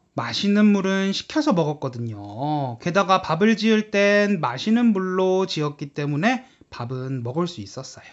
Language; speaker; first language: Korean; native; Korean